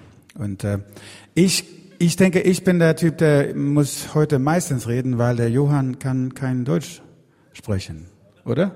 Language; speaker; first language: German; non-native, fluent; Swedish